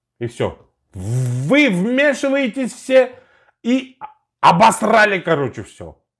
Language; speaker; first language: Russian; non-native, local second language; Uzbek